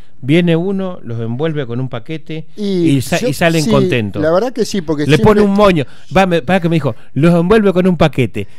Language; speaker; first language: Spanish; native; Spanish